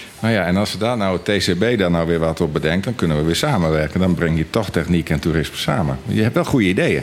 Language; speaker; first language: Dutch; native; Dutch